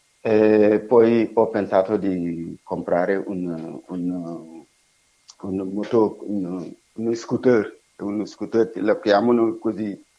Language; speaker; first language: Italian; non-native, learner; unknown